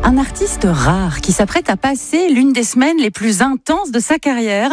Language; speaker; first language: French; native; French